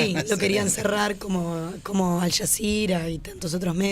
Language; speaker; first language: Spanish; native; Spanish